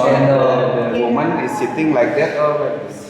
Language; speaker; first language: English; non-native, learner; Indonesian